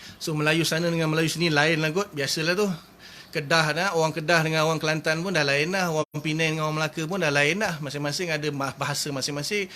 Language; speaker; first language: Malay; native; Malay